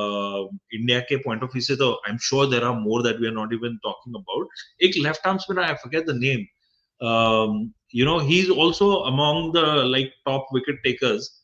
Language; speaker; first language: English; non-native, local second language; Hindi